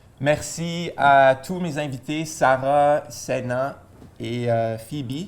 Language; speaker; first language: French; native; French